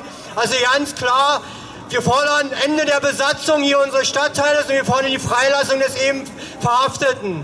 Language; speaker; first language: German; native; German